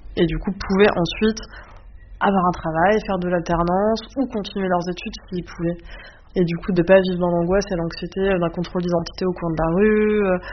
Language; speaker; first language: French; native; French